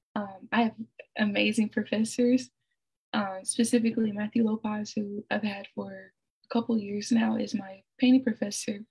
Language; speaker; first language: English; native; English